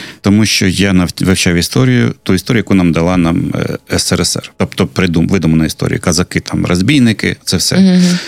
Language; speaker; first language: Ukrainian; non-native, local second language; Russian